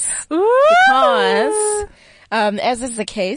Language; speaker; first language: English; non-native, local second language; Southern Sotho